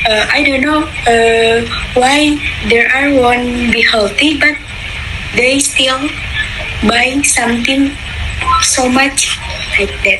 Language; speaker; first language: English; non-native, fluent; Indonesian